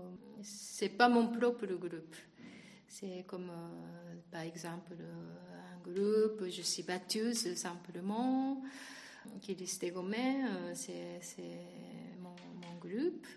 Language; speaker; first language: French; non-native, learner; Japanese